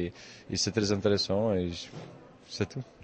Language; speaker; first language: French; non-native, fluent; Czech